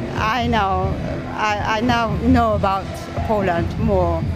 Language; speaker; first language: English; non-native, fluent; Amharic